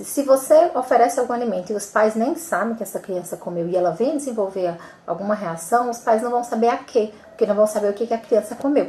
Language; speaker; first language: Portuguese; native; Portuguese